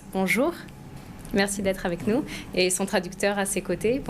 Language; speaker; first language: French; native; French